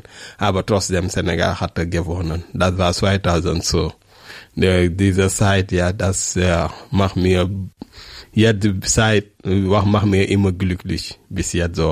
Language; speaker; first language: German; non-native, learner; French